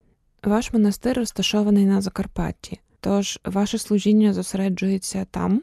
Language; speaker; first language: Ukrainian; native; Ukrainian